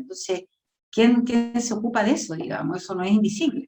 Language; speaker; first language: Spanish; native; Spanish